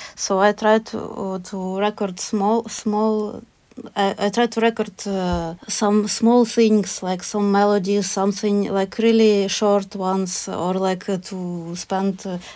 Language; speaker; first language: English; non-native, fluent; Ukrainian